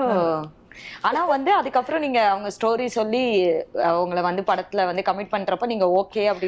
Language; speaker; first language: Tamil; native; Tamil